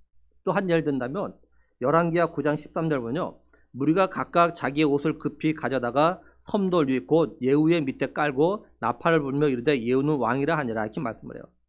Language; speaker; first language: Korean; native; Korean